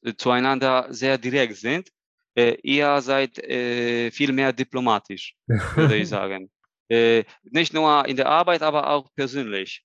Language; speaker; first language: German; non-native, fluent; Polish